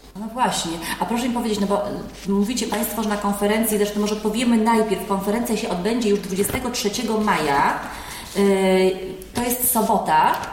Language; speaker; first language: Polish; native; Polish